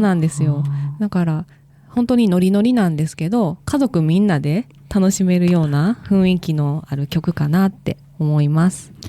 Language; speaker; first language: Japanese; native; Japanese